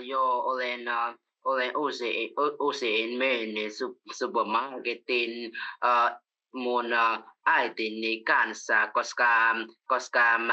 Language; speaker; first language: Finnish; non-native, learner; Vietnamese